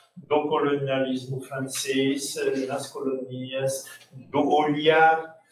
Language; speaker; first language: Portuguese; non-native, fluent; French